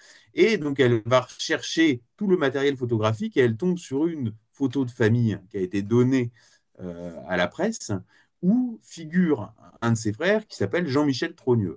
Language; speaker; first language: French; native; French